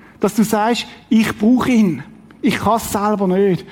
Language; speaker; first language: German; native; German